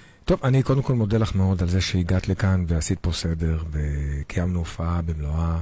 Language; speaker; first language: Hebrew; native; Hebrew